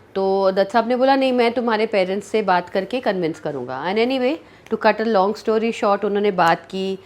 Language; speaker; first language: Hindi; early bilingual, heritage; Hindi